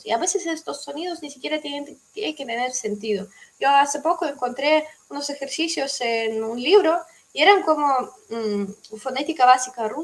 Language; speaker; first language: Spanish; non-native, fluent; Russian